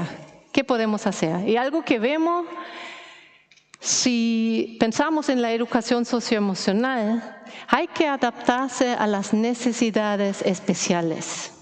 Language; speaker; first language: Spanish; non-native, fluent; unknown